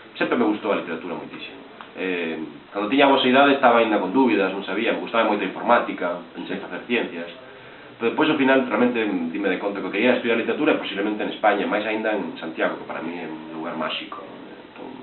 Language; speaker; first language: Galician; non-native, fluent; Spanish